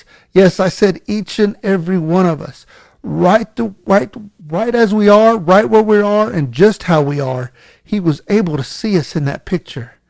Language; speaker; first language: English; native; English